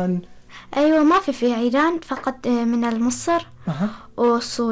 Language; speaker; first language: Arabic; non-native, learner; Persian